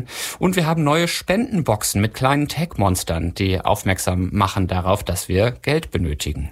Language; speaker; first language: German; native; German